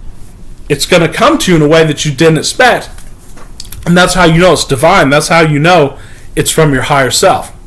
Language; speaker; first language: English; native; English